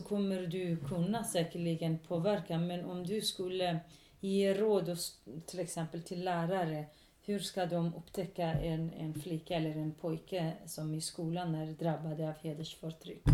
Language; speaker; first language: Swedish; non-native, local second language; Kurdish